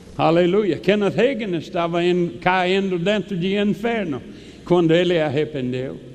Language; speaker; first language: Portuguese; non-native, fluent; English